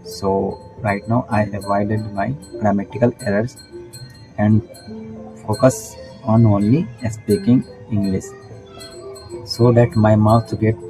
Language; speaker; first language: English; non-native, learner; Hindi